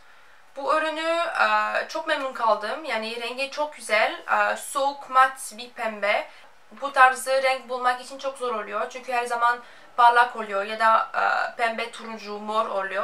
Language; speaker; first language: Turkish; non-native, fluent; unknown